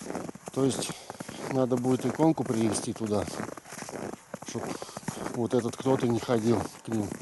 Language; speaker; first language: Russian; native; Russian